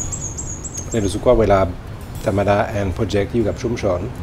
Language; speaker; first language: Thai; non-native, learner; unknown